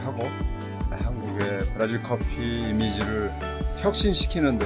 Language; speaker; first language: Korean; early bilingual, heritage; Korean